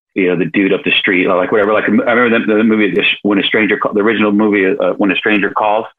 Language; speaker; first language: English; native; English